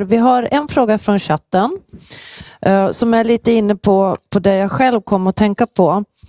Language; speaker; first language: Swedish; native; Swedish